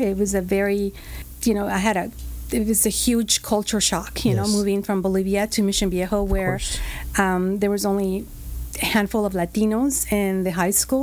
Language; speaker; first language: English; non-native, fluent; Spanish